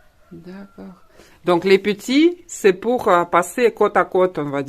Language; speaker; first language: French; non-native, learner; Russian